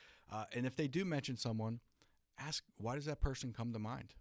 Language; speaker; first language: English; native; English